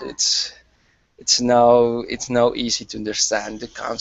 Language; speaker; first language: English; non-native, learner; Spanish